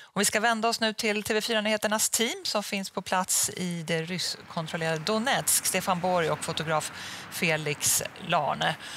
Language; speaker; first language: Swedish; native; Swedish